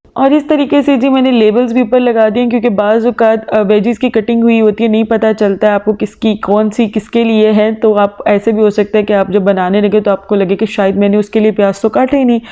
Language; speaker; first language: Urdu; native; Urdu